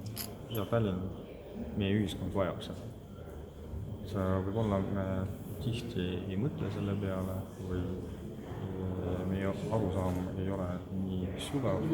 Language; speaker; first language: Estonian; non-native, local second language; Russian